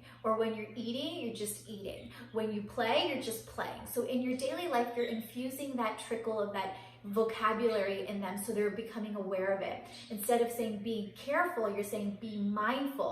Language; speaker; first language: English; native; English